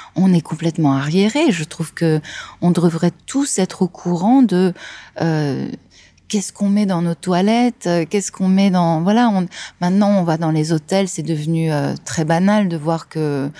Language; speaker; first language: French; native; French